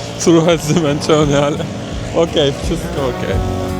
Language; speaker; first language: Polish; non-native, learner; Turkish